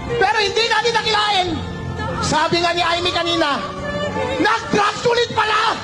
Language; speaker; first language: Filipino; non-native, local second language; Iloko